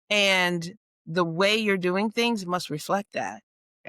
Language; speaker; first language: English; native; English